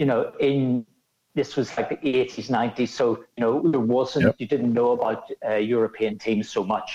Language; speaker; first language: English; native; English